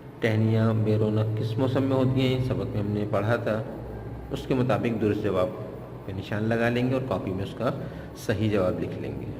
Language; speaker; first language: Urdu; native; Urdu